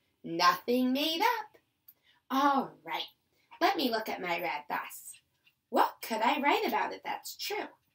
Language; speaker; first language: English; native; English